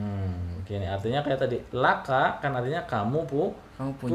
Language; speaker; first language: Indonesian; native; Indonesian